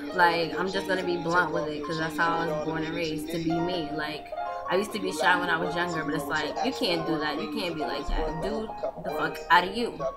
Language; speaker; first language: English; native; English